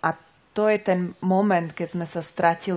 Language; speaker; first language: Slovak; native; Slovak